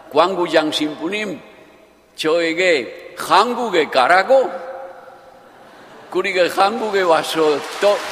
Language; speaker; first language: Korean; non-native, fluent; Japanese